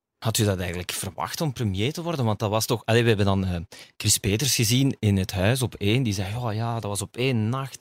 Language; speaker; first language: Dutch; native; Dutch